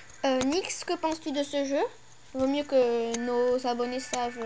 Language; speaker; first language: French; native; French